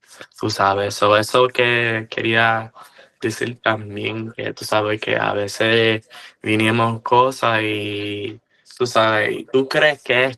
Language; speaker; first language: Spanish; early bilingual, heritage; Spanish